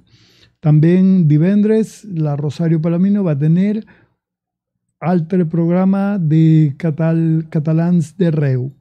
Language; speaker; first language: Catalan; non-native, learner; Spanish